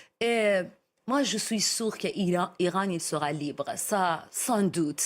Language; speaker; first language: French; non-native, learner; Persian